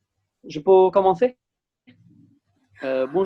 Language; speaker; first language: French; non-native, fluent; Kurdish